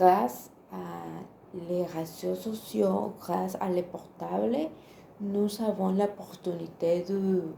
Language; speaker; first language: French; non-native, learner; Spanish